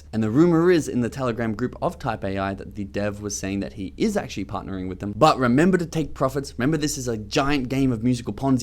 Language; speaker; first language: English; native; English